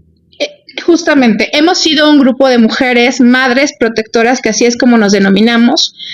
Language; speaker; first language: Spanish; native; Spanish